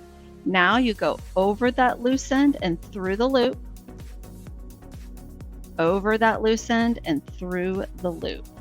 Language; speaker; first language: English; native; English